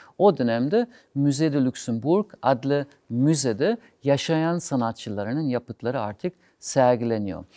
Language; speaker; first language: Turkish; non-native, fluent; German